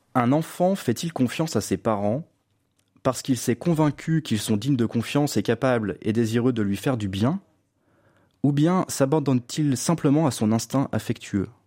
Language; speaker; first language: French; native; French